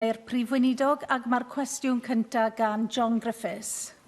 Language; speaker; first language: Welsh; native; Welsh